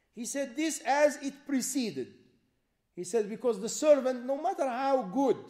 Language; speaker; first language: English; native; English